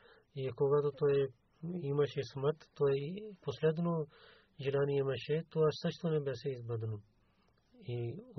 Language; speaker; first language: Bulgarian; non-native, learner; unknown